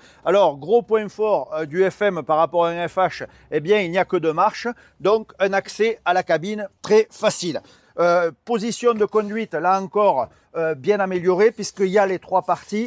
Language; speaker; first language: French; native; French